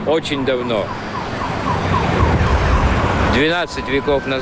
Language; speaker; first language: Russian; native; Russian